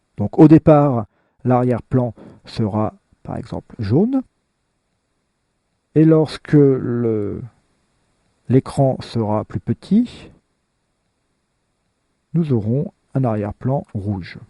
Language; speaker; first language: French; native; French